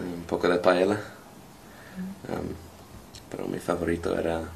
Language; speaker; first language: Spanish; non-native, fluent; English